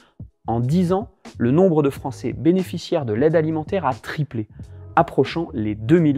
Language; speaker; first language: French; native; French